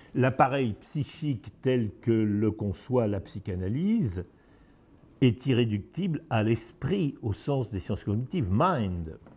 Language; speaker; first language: French; native; French